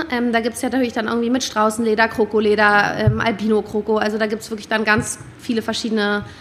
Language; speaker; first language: German; native; German